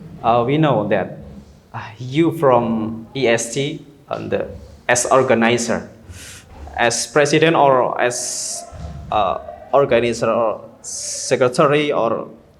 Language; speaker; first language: English; non-native, learner; Indonesian